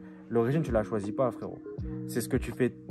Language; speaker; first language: French; early bilingual, other home language; Turkish